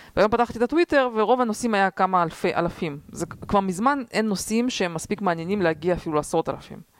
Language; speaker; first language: Hebrew; early bilingual, other home language; Russian